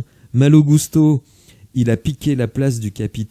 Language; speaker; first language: French; native; French